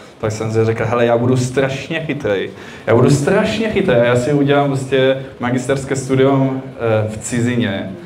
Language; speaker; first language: Czech; early bilingual, heritage; Czech